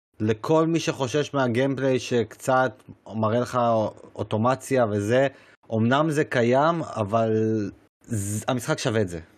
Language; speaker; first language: Hebrew; native; Hebrew